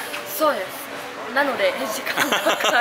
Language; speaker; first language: Japanese; non-native, fluent; Vietnamese